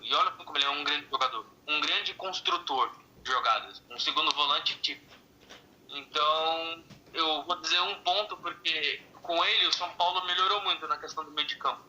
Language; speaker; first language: Portuguese; native; Portuguese